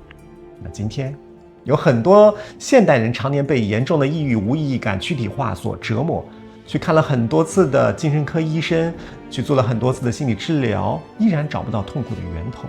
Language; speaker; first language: Chinese; native; Chinese